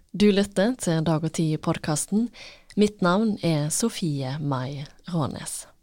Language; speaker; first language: Norwegian; native; Norwegian